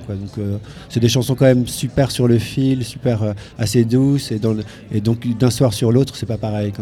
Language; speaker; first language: French; native; French